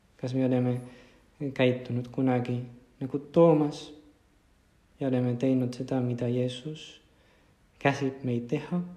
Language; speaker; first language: Estonian; non-native, fluent; Spanish